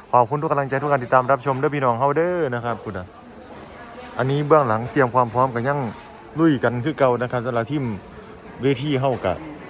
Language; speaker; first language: Thai; native; Thai